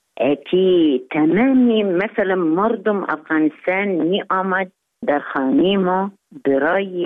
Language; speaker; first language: Persian; non-native, fluent; Arabic